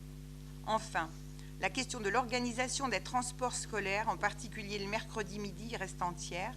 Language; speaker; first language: French; native; French